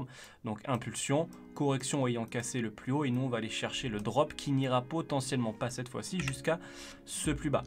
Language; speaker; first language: French; native; French